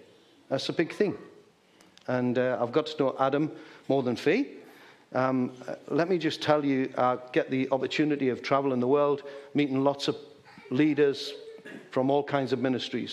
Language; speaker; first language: English; native; English